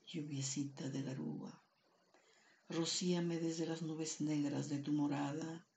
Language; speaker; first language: Spanish; non-native, local second language; Quechua